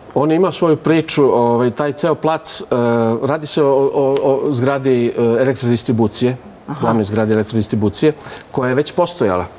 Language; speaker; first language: Serbian; native; Serbian